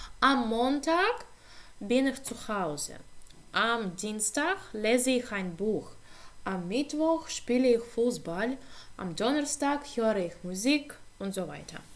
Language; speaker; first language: German; non-native, fluent; Ukrainian